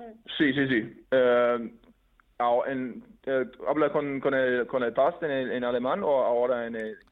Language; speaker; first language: Spanish; non-native, learner; German